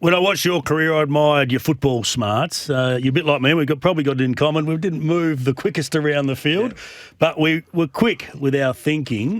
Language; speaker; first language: English; native; English